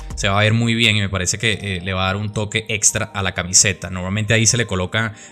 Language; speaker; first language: Spanish; native; Spanish